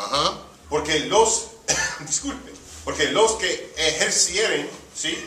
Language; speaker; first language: Spanish; early bilingual, heritage; Spanish